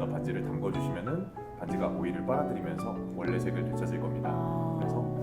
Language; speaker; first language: Korean; native; Korean